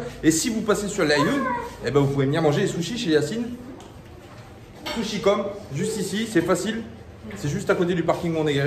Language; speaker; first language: French; native; French